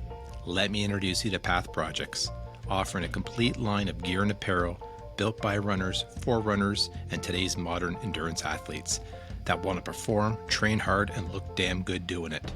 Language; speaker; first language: English; native; English